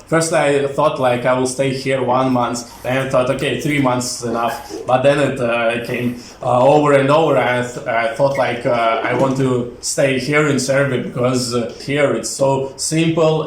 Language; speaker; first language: English; non-native, fluent; Russian